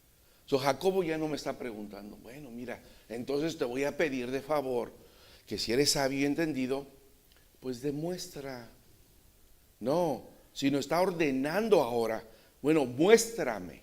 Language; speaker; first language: Spanish; native; Spanish